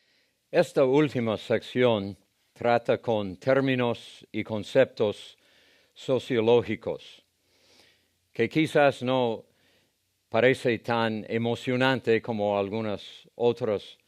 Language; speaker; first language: Spanish; non-native, fluent; English